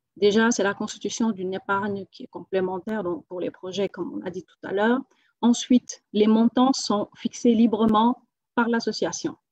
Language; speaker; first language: French; non-native, local second language; Wolof